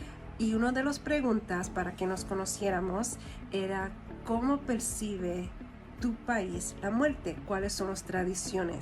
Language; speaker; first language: Spanish; early bilingual, heritage; Spanish